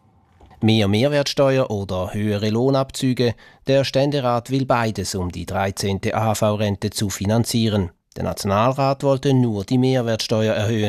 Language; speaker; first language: German; native; German